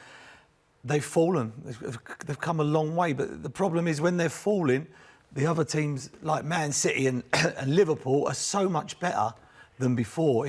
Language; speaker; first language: English; native; English